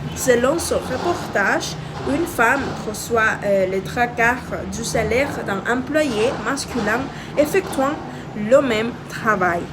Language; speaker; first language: French; non-native, fluent; Spanish